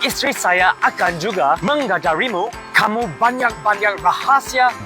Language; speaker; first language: Indonesian; non-native, learner; English